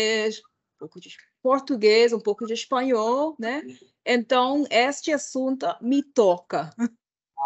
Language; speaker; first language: Portuguese; non-native, fluent; English